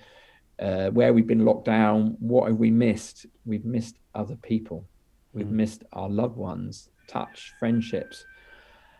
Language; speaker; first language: English; native; English